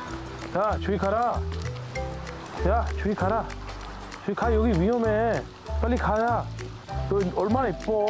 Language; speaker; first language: Korean; non-native, learner; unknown